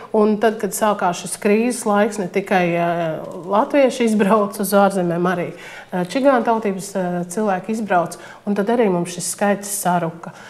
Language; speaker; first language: Latvian; native; Latvian